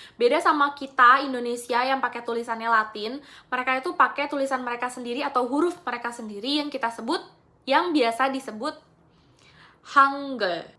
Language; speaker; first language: Indonesian; native; Indonesian